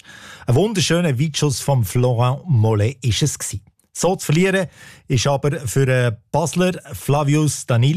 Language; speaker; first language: German; native; German